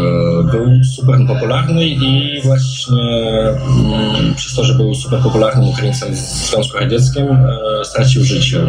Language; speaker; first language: Polish; non-native, fluent; Russian